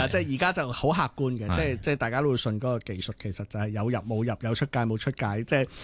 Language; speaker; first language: Cantonese; native; Cantonese